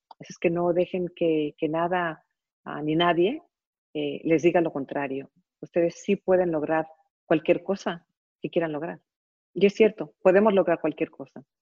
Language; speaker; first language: Spanish; early bilingual, heritage; Spanish